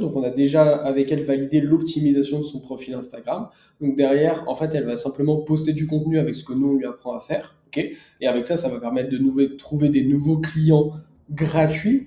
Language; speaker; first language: French; native; French